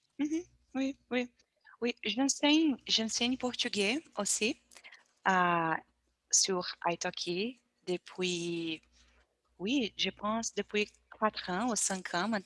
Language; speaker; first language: French; non-native, learner; Portuguese